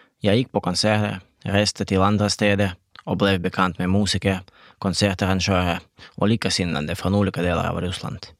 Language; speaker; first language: Swedish; non-native, fluent; Russian